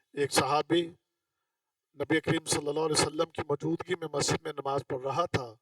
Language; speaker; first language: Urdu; non-native, local second language; Punjabi